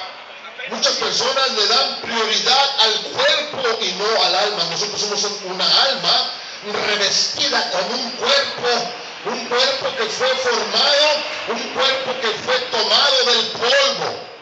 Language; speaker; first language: Spanish; native; Spanish